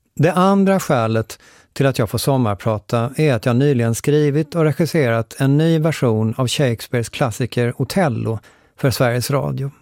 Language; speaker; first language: Swedish; native; Swedish